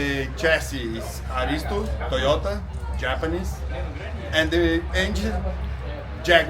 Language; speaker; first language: English; non-native, learner; Portuguese